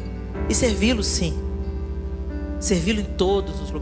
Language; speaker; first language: Portuguese; native; Portuguese